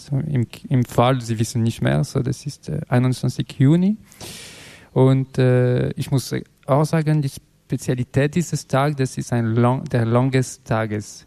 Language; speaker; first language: German; non-native, learner; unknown